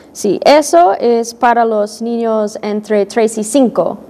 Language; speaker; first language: Spanish; non-native, fluent; English